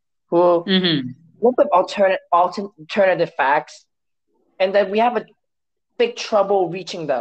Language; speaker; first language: English; non-native, local second language; Cantonese